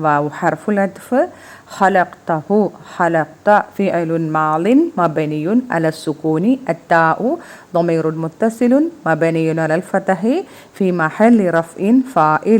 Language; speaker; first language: Arabic; non-native, fluent; Malayalam